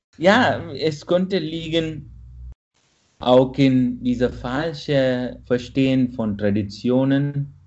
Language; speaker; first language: German; non-native, fluent; Malayalam